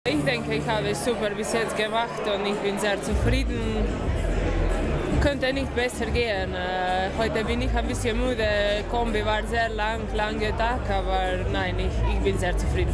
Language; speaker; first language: German; non-native, fluent; Slovenian